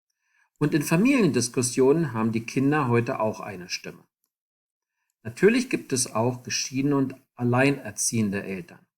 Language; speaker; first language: German; non-native, fluent; English